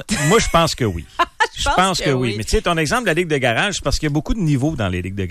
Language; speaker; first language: French; native; French